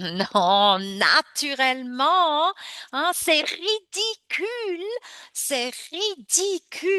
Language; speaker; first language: French; non-native, fluent; English